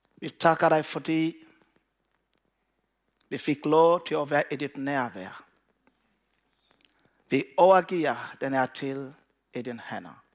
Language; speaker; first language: Danish; non-native, learner; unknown